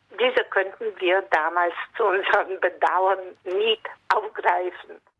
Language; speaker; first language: German; non-native, fluent; Polish